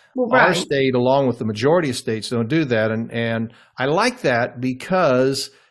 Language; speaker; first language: English; native; English